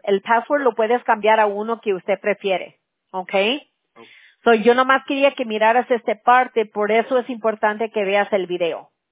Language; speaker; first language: Spanish; early bilingual, other home language; English